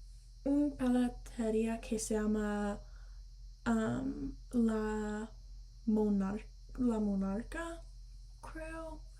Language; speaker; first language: Spanish; early bilingual, heritage; Spanish